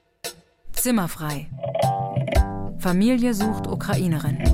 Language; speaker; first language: German; native; German